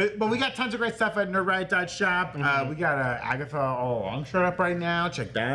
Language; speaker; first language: English; native; English